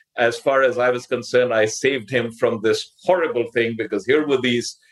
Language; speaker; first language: English; non-native, local second language; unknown